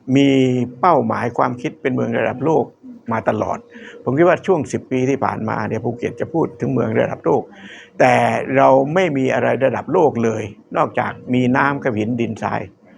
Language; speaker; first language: Thai; native; Thai